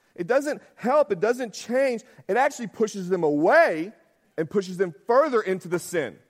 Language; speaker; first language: English; native; English